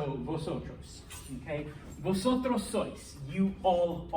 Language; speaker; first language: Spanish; non-native, fluent; English